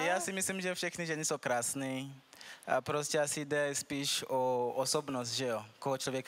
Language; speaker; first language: Czech; non-native, fluent; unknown